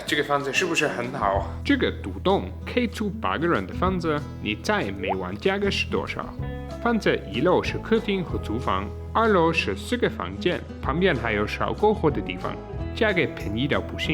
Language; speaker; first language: Chinese; native; Chinese